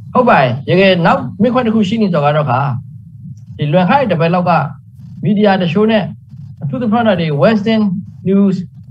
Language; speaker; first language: Burmese; native; Burmese